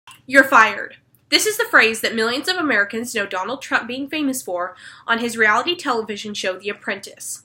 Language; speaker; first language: English; native; English